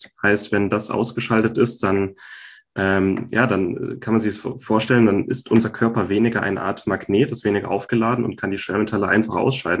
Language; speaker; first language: German; native; German